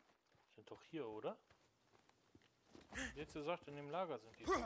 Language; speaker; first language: German; native; German